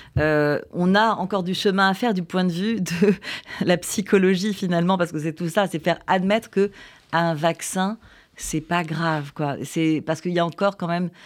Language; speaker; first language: French; native; French